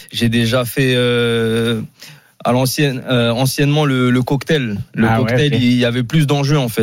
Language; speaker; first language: French; native; French